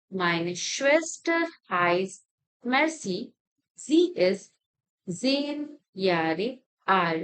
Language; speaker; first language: German; non-native, fluent; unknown